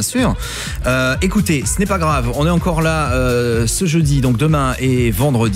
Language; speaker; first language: French; native; French